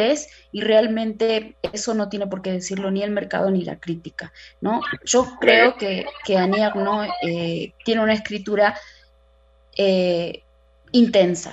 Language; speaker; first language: Spanish; native; Spanish